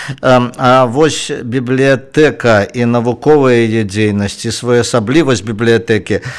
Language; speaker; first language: Belarusian; native; Belarusian